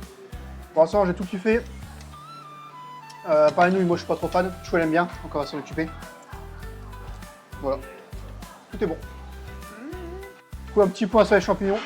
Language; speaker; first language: French; native; French